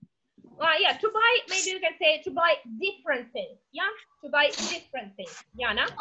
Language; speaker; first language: English; non-native, fluent; Russian